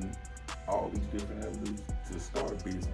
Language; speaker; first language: English; native; English